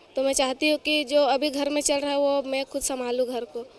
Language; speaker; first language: Hindi; native; Hindi